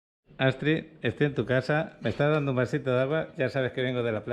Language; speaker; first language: Spanish; native; Spanish